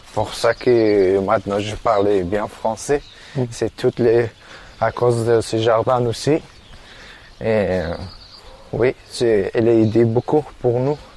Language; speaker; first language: French; non-native, learner; Persian